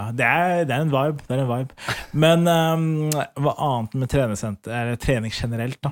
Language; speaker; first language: Norwegian; early bilingual, other home language; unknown